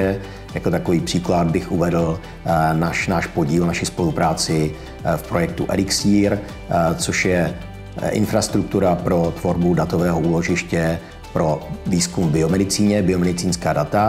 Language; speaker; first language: Czech; native; Czech